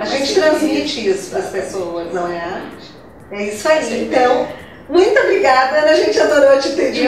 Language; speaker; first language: Portuguese; native; Portuguese